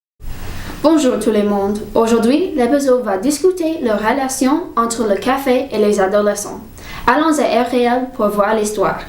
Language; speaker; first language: French; non-native, learner; English